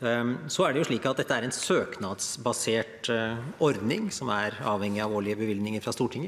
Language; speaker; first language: Norwegian; native; Norwegian